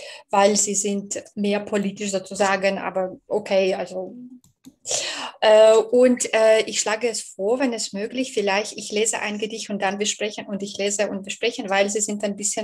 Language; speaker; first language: German; non-native, fluent; Belarusian